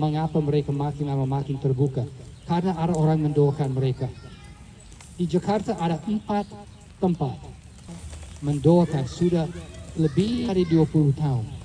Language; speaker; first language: Indonesian; non-native, fluent; English